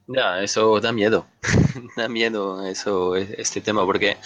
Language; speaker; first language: Spanish; non-native, fluent; French